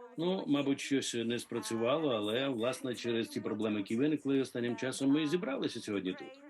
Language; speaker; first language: Ukrainian; native; Ukrainian